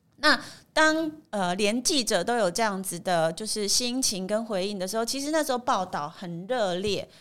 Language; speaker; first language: Chinese; native; Chinese